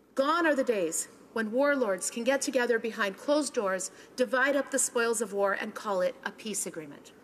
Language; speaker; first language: English; native; English